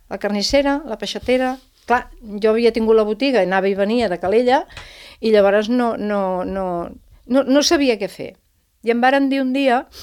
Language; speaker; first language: Catalan; non-native, local second language; Spanish